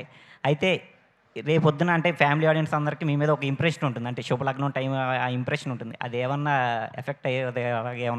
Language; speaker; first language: Telugu; native; Telugu